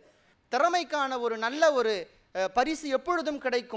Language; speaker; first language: Tamil; native; Tamil